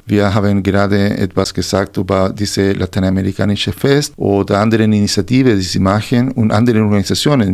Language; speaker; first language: German; non-native, fluent; Spanish